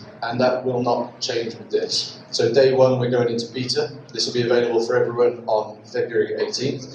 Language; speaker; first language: English; native; English